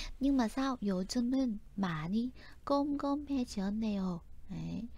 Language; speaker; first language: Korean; non-native, fluent; Vietnamese